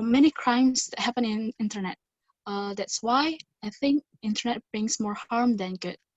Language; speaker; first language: English; non-native, learner; Indonesian